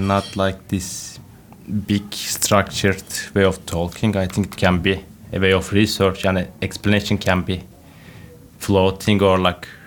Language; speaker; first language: English; non-native, fluent; Turkish